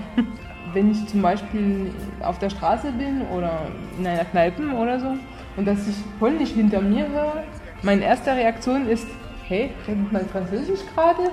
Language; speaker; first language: German; non-native, fluent; French